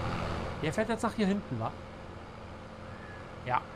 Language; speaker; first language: German; native; German